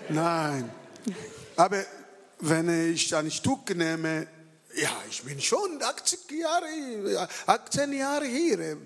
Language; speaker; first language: German; non-native, learner; French